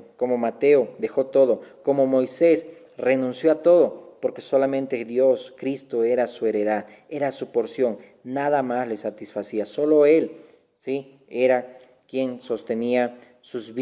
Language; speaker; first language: Spanish; native; Spanish